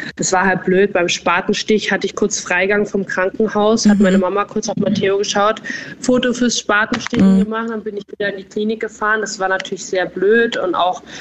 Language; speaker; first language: German; native; German